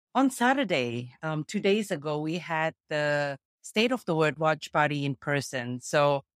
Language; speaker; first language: English; non-native, fluent; Indonesian